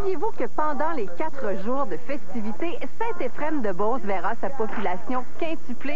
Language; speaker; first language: French; native; French